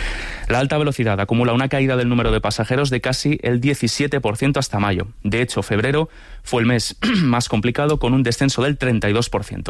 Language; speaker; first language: Spanish; native; Spanish